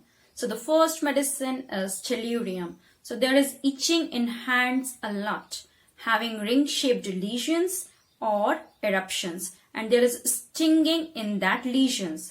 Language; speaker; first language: English; non-native, local second language; Hindi